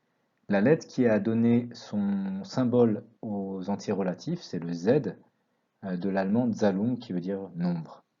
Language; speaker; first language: French; native; French